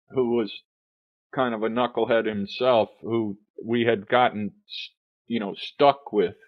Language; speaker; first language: English; native; English